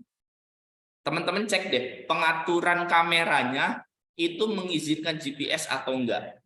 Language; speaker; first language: Indonesian; native; Indonesian